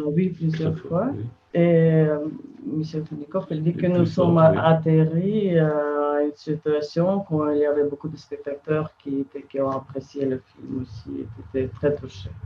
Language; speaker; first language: French; non-native, fluent; Russian